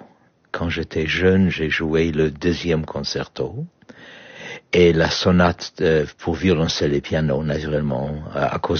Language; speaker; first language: French; non-native, learner; Polish